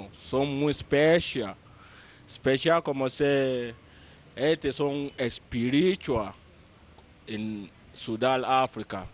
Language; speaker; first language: Spanish; non-native, learner; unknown